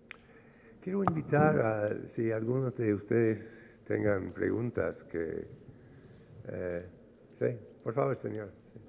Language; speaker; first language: Spanish; non-native, fluent; English